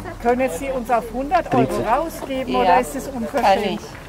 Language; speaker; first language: German; native; German